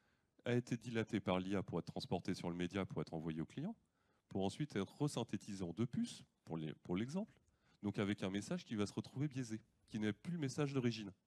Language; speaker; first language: French; native; French